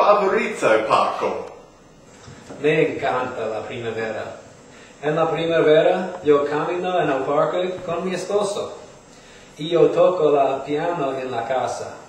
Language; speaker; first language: Spanish; non-native, learner; English